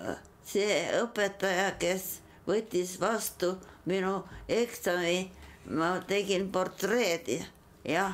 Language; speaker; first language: Estonian; non-native, local second language; Yiddish